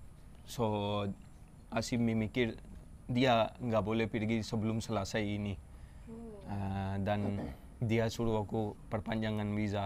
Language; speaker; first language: Indonesian; non-native, fluent; Urdu